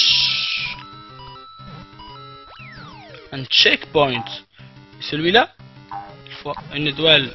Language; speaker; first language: French; non-native, fluent; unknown